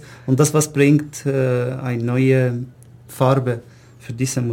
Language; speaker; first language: German; non-native, learner; Arabic